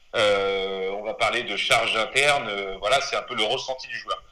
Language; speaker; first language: French; native; French